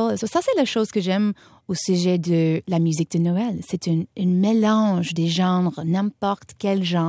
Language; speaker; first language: French; non-native, fluent; English